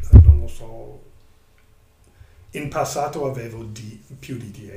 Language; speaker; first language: Italian; non-native, learner; English